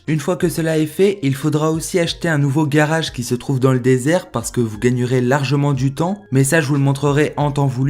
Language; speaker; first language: French; native; French